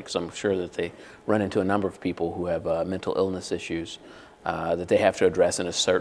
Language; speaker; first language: English; native; English